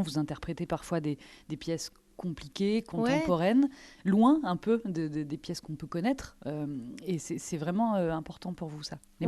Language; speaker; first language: French; native; French